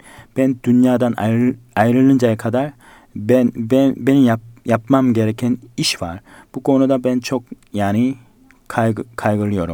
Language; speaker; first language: Turkish; non-native, fluent; Korean